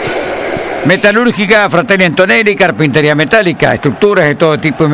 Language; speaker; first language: Spanish; native; Spanish